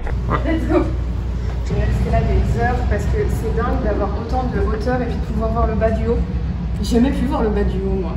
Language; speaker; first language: French; native; French